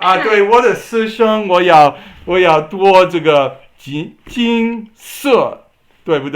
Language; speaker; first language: Chinese; non-native, learner; English